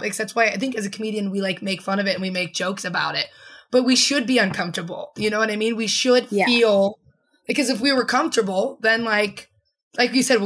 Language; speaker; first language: English; native; English